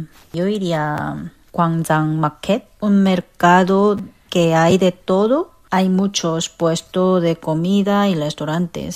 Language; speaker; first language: Spanish; non-native, fluent; Korean